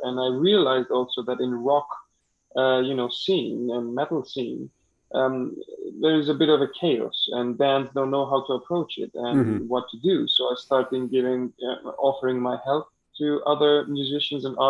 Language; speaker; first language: English; non-native, fluent; Greek